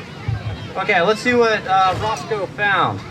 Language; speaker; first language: English; native; English